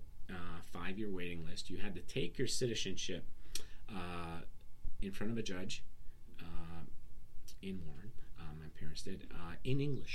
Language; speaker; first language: English; early bilingual, other home language; Serbian